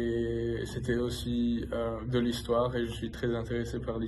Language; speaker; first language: French; non-native, fluent; English